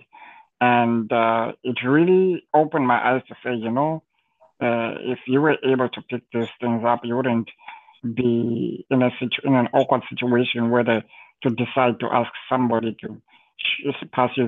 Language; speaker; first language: English; non-native, local second language; Shona